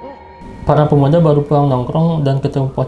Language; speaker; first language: Indonesian; native; Indonesian